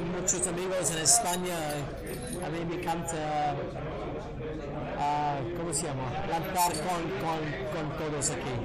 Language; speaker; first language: Spanish; non-native, learner; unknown